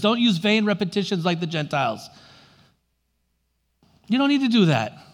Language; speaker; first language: English; native; English